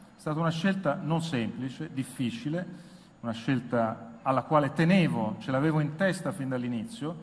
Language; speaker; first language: Italian; native; Italian